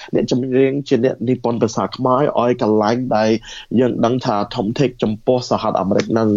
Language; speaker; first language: Khmer; early bilingual, heritage; Khmer